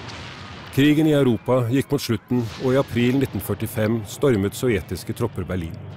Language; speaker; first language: Norwegian; native; Norwegian